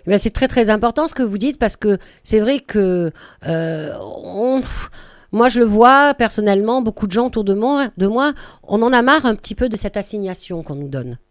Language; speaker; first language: French; native; French